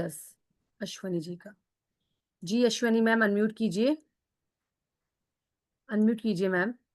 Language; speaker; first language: Hindi; native; Hindi